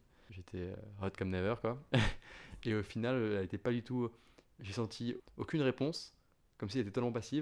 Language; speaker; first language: French; native; French